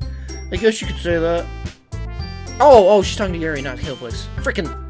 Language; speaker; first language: English; native; English